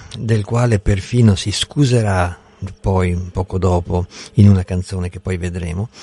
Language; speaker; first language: Italian; non-native, fluent; Portuguese